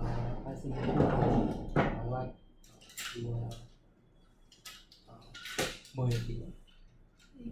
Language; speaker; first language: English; non-native, learner; Vietnamese